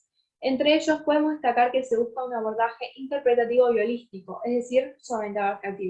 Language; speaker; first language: Spanish; native; Spanish